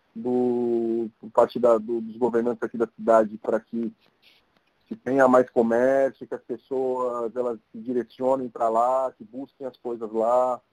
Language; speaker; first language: Portuguese; native; Portuguese